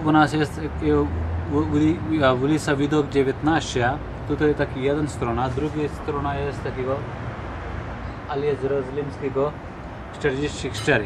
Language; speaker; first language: Polish; non-native, learner; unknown